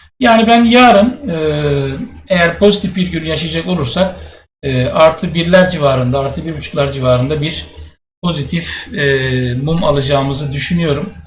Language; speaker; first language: Turkish; native; Turkish